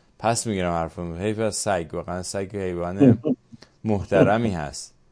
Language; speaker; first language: Persian; native; Persian